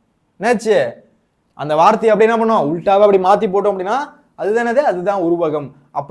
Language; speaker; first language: Tamil; native; Tamil